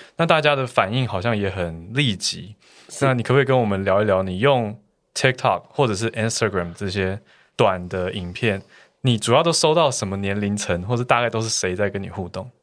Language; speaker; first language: Chinese; native; Chinese